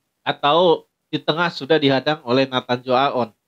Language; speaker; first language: Indonesian; native; Indonesian